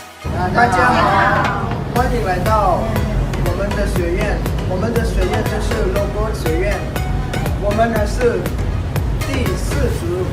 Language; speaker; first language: Chinese; non-native, learner; Lao